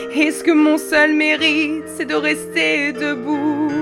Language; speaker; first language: French; native; French